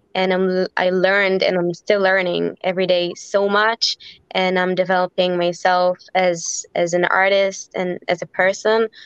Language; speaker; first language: English; non-native, fluent; Hebrew